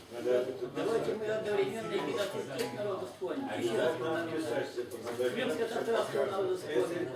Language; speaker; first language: Russian; native; Russian